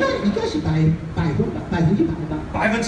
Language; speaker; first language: Chinese; non-native, fluent; Japanese